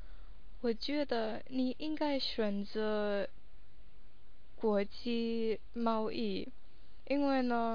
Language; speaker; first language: Chinese; non-native, fluent; English